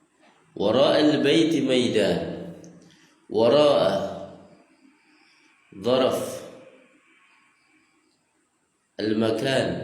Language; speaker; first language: Arabic; non-native, fluent; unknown